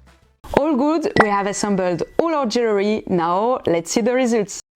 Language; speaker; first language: English; non-native, fluent; French